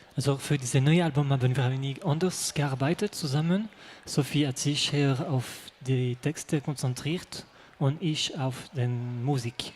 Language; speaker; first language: German; non-native, local second language; French